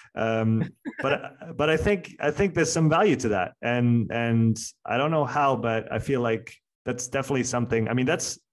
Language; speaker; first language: English; non-native, fluent; French